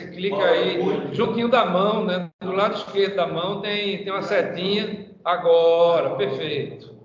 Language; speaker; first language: Portuguese; native; Portuguese